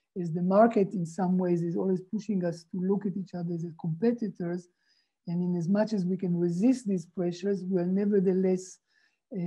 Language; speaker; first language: English; non-native, fluent; Hebrew